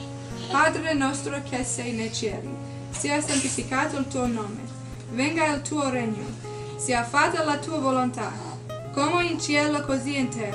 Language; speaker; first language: Italian; non-native, learner; English